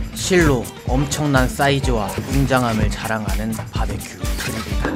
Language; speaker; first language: Korean; native; Korean